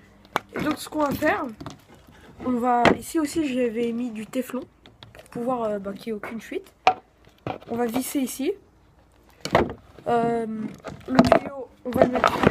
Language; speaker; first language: French; native; French